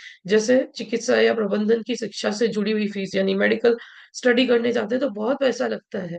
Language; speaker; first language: Hindi; native; Hindi